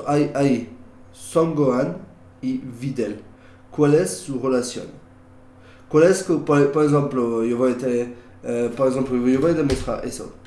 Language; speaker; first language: Spanish; non-native, learner; French